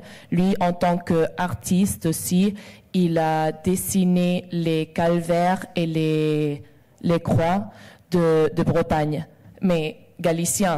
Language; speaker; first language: French; non-native, local second language; Galician